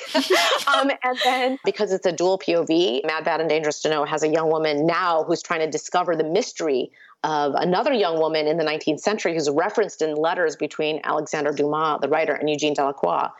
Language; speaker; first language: English; early bilingual, other home language; Urdu